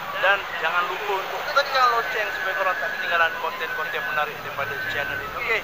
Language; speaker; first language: Malay; native; Malay